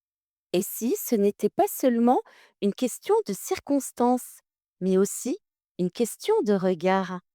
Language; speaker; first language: French; native; French